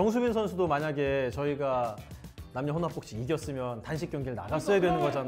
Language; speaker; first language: Korean; native; Korean